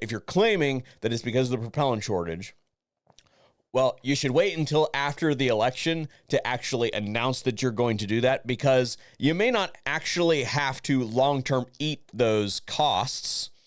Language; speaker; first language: English; native; English